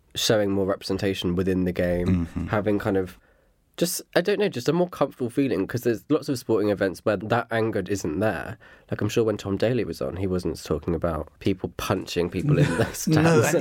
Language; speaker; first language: English; native; English